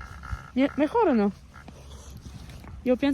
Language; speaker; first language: Spanish; non-native, learner; French